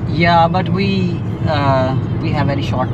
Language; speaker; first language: English; non-native, learner; Urdu